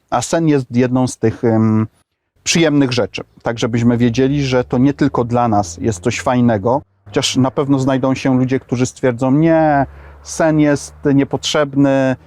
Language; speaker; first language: Polish; native; Polish